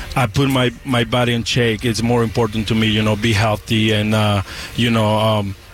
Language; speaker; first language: English; non-native, learner; Spanish